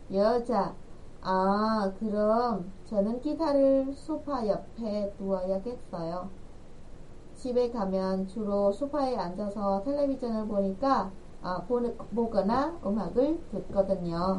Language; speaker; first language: Korean; non-native, fluent; Vietnamese